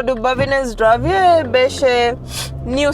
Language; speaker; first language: Macedonian; non-native, learner; English